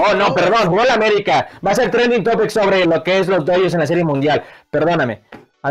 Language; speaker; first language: Spanish; native; Spanish